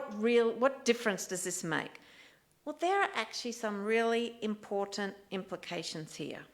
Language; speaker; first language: English; native; English